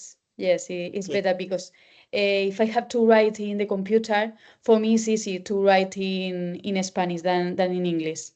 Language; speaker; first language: English; non-native, learner; Spanish